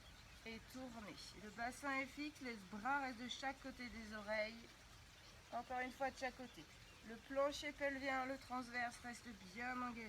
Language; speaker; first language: French; native; French